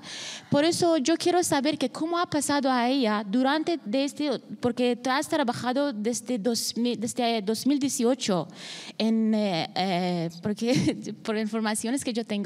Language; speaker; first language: Spanish; non-native, learner; Persian